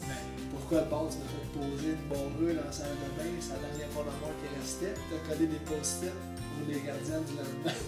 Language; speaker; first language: French; native; French